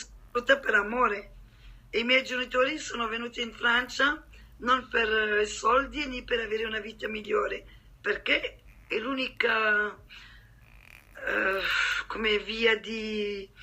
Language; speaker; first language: Italian; non-native, fluent; French